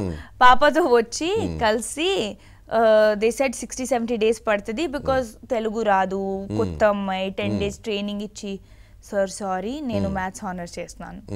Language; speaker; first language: Telugu; non-native, local second language; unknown